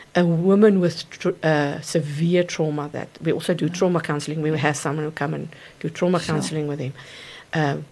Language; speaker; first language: English; non-native, local second language; Afrikaans